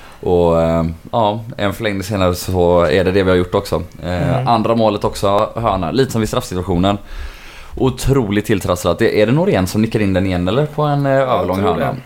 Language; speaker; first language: Swedish; native; Swedish